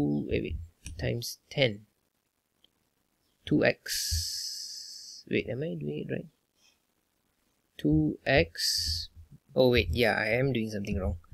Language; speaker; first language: English; non-native, local second language; Malay